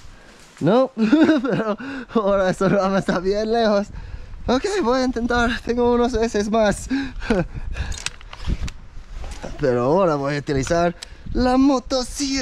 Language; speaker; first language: Spanish; non-native, learner; English